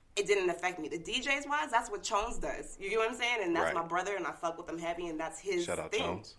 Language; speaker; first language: English; native; English